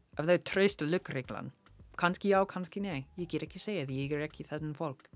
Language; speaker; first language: Icelandic; non-native, learner; English